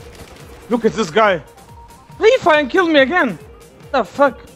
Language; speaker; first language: English; non-native, learner; Turkish